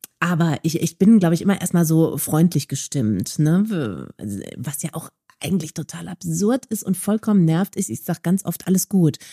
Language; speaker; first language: German; native; German